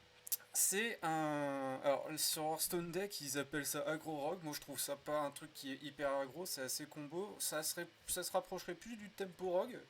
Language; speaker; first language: French; native; French